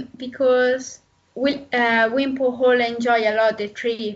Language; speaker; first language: English; non-native, learner; Italian